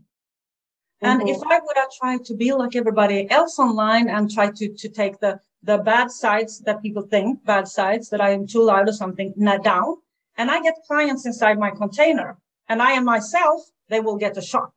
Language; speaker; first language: English; non-native, fluent; Swedish